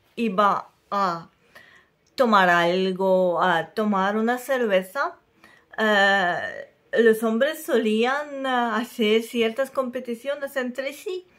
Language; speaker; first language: Spanish; non-native, fluent; Russian